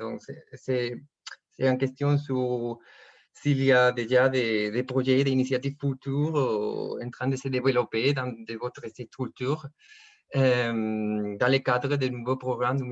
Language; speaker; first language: French; non-native, fluent; Spanish